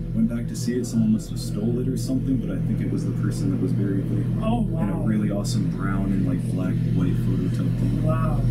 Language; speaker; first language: English; native; English